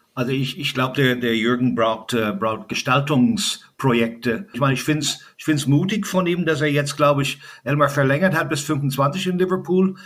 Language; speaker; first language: German; non-native, fluent; English